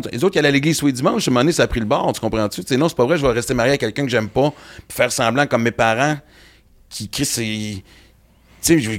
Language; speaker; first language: French; native; French